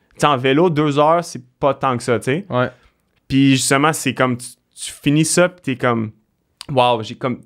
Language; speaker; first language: French; native; French